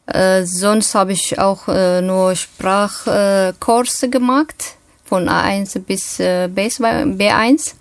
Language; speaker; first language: German; non-native, learner; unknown